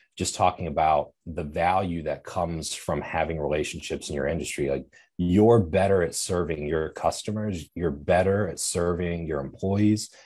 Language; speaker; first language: English; native; English